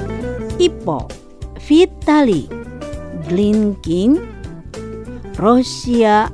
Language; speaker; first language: Japanese; non-native, learner; Indonesian